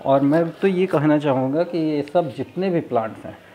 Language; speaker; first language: Hindi; native; Hindi